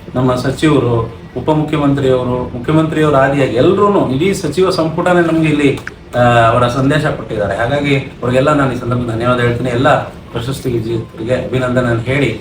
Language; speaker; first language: Kannada; non-native, local second language; Lambadi